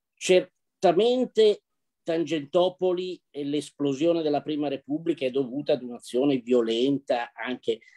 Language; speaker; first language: Italian; native; Italian